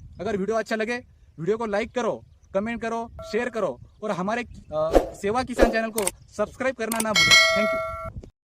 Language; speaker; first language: Hindi; non-native, local second language; Marathi